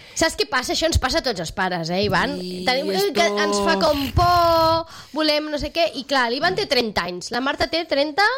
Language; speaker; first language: Catalan; native; Catalan